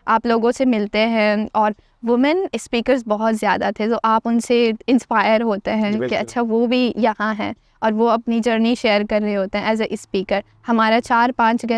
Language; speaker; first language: Urdu; native; Urdu